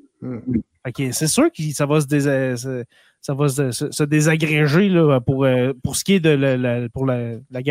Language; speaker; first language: French; native; French